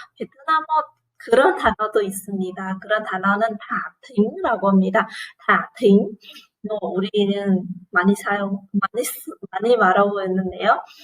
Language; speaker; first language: Korean; non-native, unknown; Vietnamese